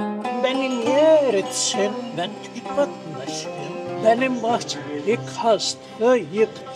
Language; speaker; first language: Turkish; non-native, local second language; Greek